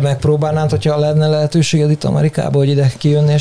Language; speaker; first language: Hungarian; native; Hungarian